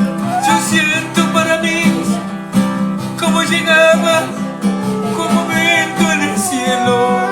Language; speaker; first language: Spanish; non-native, local second language; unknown